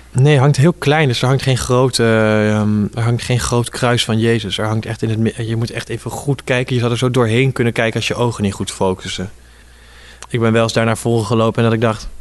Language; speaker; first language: Dutch; native; Dutch